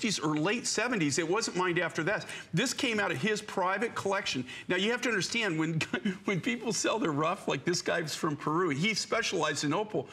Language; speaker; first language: English; native; English